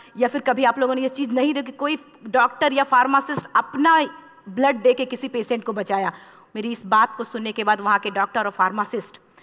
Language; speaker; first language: Hindi; native; Hindi